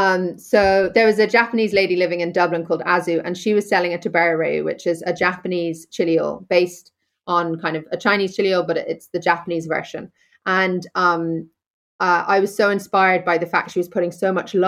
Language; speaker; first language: English; native; English